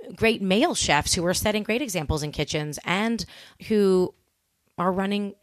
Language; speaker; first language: English; native; English